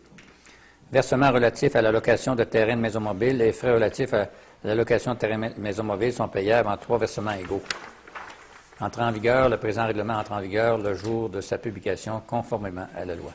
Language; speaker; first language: French; native; French